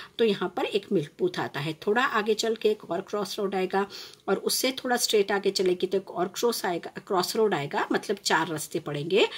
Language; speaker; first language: Hindi; non-native, local second language; Gujarati